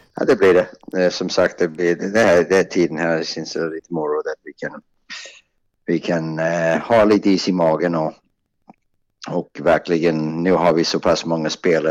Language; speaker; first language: Norwegian; non-native, fluent; Swedish